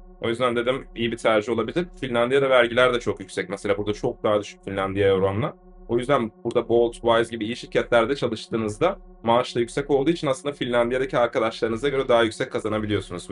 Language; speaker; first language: Turkish; native; Turkish